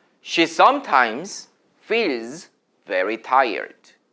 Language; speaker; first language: English; non-native, fluent; Korean